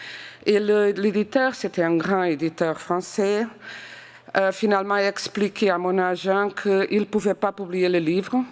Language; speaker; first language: French; non-native, fluent; Portuguese